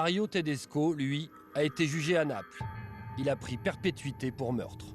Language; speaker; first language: French; native; French